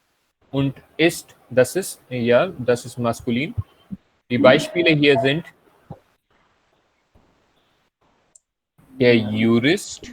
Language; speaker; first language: German; non-native, fluent; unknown